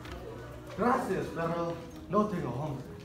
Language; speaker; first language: Spanish; non-native, learner; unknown